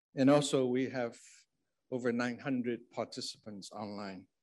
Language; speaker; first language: English; non-native, fluent; Chinese